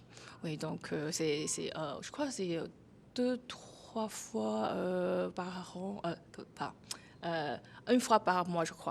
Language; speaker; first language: French; non-native, fluent; Chinese